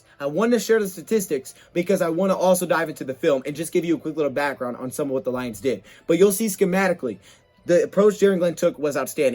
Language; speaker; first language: English; native; English